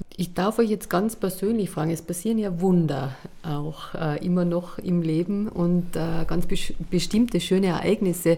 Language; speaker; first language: German; native; German